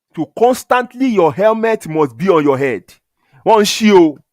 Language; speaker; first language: English; non-native, local second language; Yoruba